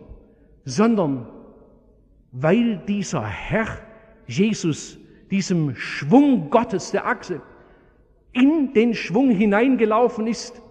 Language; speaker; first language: German; native; German